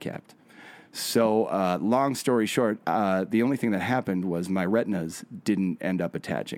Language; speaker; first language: English; native; English